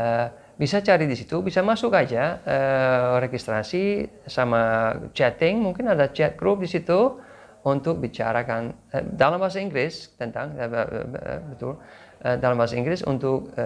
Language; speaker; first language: Indonesian; non-native, fluent; English